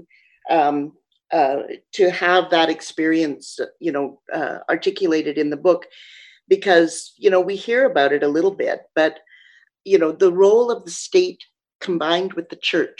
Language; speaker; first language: English; native; English